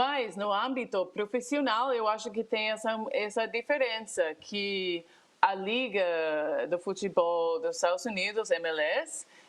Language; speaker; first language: Portuguese; non-native, fluent; English